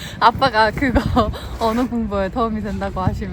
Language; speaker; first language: Korean; non-native, fluent; Norwegian